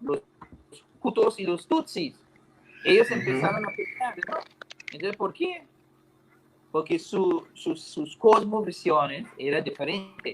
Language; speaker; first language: Spanish; non-native, fluent; English